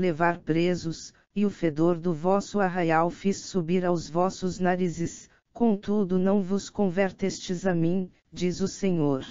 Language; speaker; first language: Portuguese; native; Portuguese